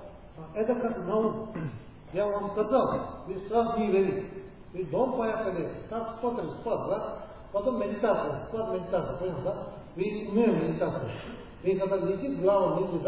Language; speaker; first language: Russian; non-native, learner; Tibetan